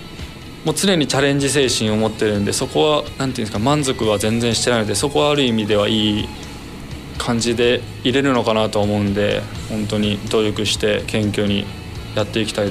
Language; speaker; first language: Japanese; native; Japanese